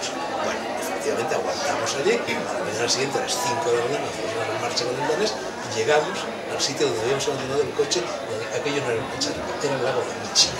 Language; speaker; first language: Spanish; native; Spanish